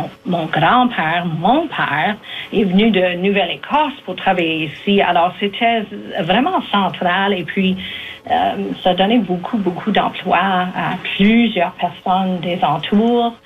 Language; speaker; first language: French; native; French